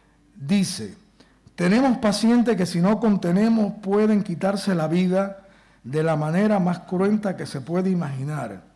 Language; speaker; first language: Spanish; native; Spanish